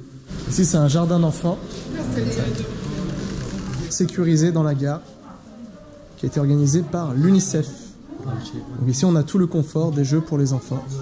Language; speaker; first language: French; native; French